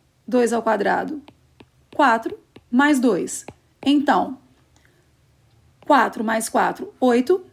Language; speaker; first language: Portuguese; native; Portuguese